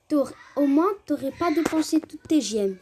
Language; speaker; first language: French; native; French